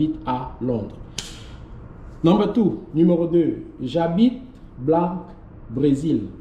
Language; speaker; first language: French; non-native, fluent; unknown